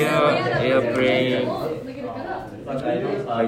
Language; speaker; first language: English; non-native, learner; Japanese